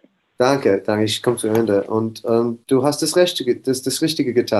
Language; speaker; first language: German; non-native, fluent; English